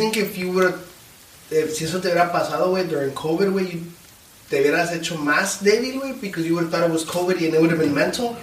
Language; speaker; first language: English; early bilingual, other home language; Spanish